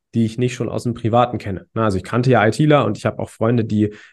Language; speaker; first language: German; native; German